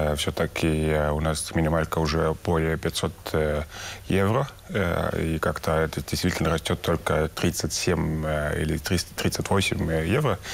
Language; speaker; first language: Russian; non-native, local second language; Estonian